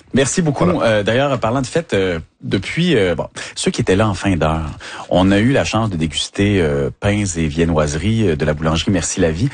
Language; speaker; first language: French; native; French